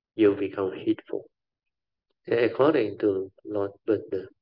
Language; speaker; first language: English; non-native, local second language; Min Nan Chinese